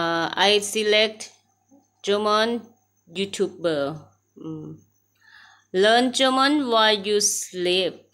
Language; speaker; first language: English; non-native, learner; Thai